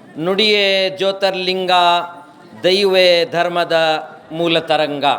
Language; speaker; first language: Kannada; non-native, local second language; Urdu